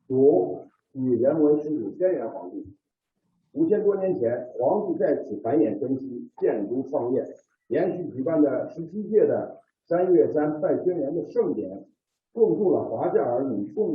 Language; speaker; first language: Chinese; native; Chinese